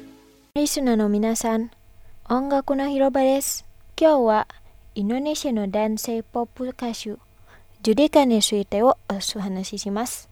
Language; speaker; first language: Japanese; non-native, fluent; Indonesian